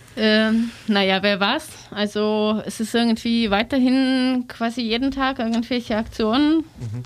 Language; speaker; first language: German; non-native, learner; Russian